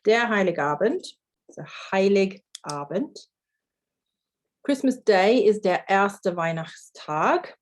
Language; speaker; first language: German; non-native, fluent; English